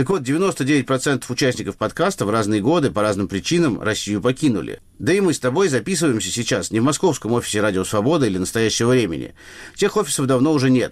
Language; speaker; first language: Russian; native; Russian